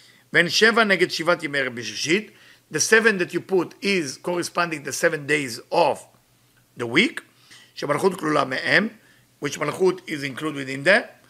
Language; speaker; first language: English; non-native, fluent; Hebrew